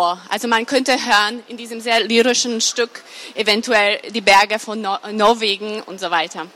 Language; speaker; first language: German; non-native, fluent; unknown